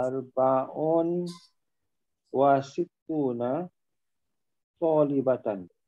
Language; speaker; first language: Arabic; non-native, learner; Malay